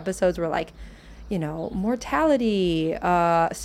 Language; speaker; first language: English; native; English